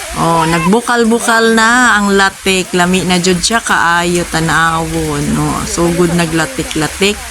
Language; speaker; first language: Cebuano; non-native, local second language; Hiligaynon